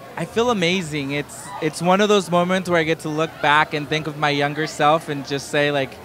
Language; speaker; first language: English; early bilingual, other home language; Spanish